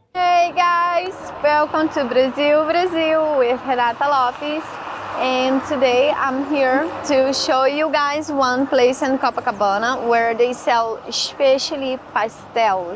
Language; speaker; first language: English; non-native, learner; Portuguese